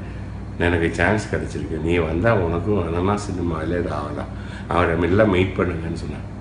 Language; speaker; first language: Tamil; non-native, local second language; Malayalam